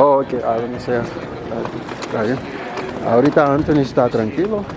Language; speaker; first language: Spanish; non-native, learner; Haitian Creole